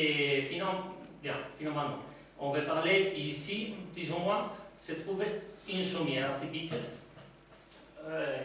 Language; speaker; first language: French; non-native, learner; Spanish